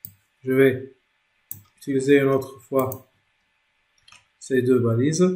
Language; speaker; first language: French; non-native, local second language; Arabic